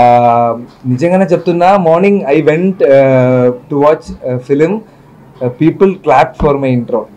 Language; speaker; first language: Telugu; non-native, learner; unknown